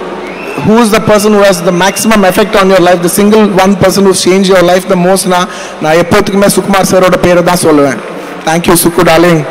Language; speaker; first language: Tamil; non-native, local second language; Telugu